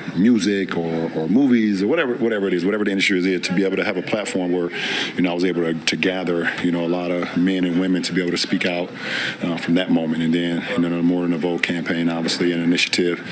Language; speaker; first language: English; native; English